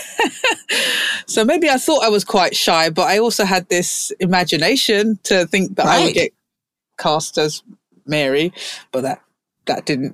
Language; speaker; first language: English; native; English